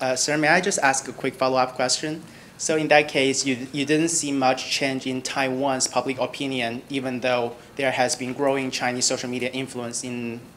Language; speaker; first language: English; non-native, fluent; Chinese